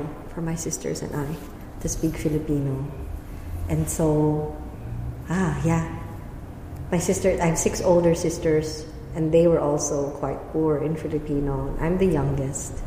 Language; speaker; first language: English; native; English